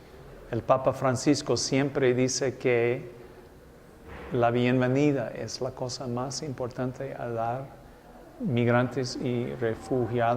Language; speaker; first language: Spanish; non-native, fluent; English